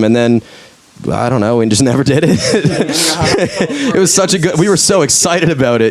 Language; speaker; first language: English; native; English